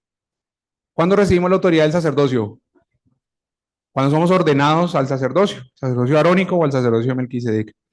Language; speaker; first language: Spanish; native; Spanish